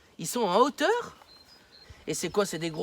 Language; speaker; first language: French; native; French